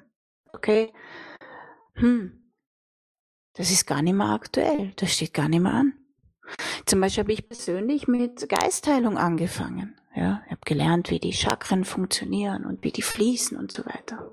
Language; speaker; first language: German; native; German